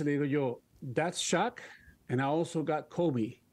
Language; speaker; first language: English; early bilingual, other home language; Spanish